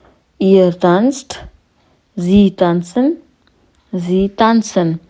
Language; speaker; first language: German; non-native, fluent; Hindi